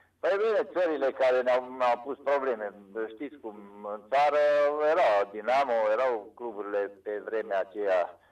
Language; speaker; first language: Romanian; non-native, local second language; Serbian